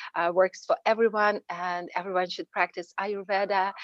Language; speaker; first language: English; non-native, fluent; Ukrainian